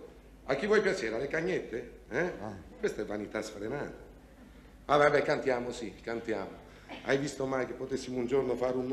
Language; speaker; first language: Italian; native; Italian